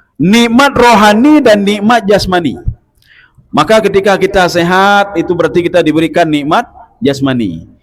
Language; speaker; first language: Malay; non-native, local second language; Achinese